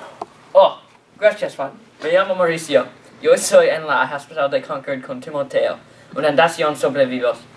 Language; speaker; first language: Spanish; non-native, learner; English